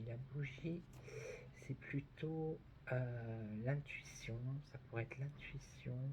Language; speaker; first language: French; native; French